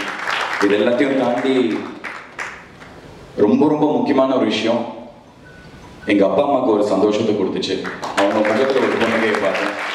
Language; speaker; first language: Tamil; native; Tamil